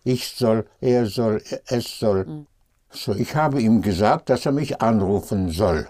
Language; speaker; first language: German; non-native, fluent; English